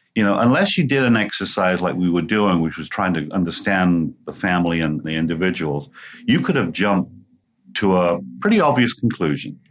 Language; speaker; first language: English; native; English